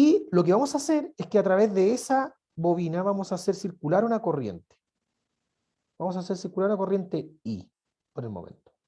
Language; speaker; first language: Spanish; native; Spanish